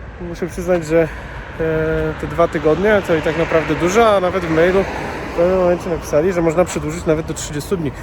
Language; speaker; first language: Polish; native; Polish